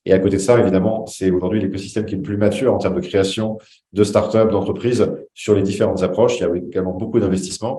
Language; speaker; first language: French; native; French